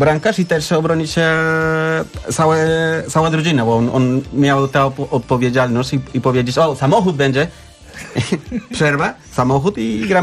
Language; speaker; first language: Polish; non-native, learner; Spanish